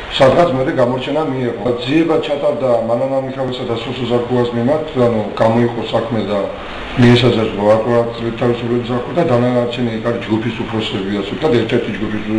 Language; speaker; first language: Georgian; native; Georgian